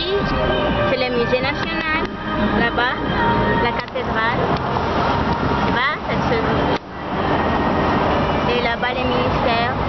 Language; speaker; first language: French; non-native, learner; Portuguese